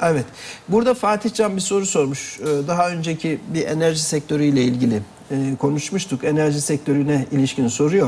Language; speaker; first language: Turkish; native; Turkish